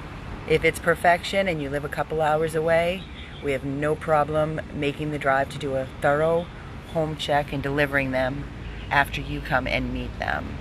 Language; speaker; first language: English; native; English